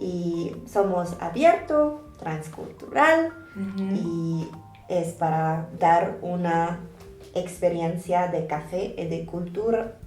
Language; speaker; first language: Spanish; non-native, learner; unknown